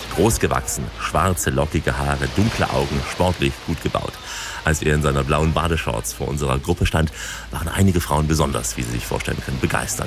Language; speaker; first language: German; native; German